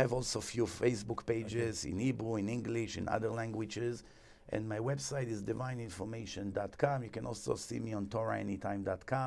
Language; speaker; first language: English; non-native, fluent; Hebrew